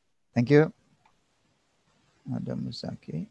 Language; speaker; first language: English; non-native, learner; Indonesian